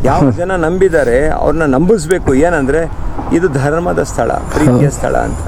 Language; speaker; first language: Kannada; non-native, local second language; Urdu